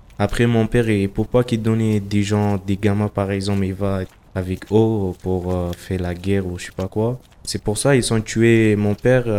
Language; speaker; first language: French; non-native, learner; Persian